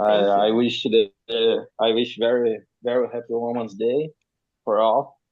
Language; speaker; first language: English; non-native, learner; Portuguese